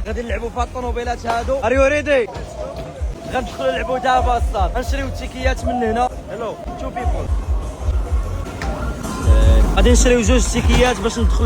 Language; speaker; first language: Arabic; native; Arabic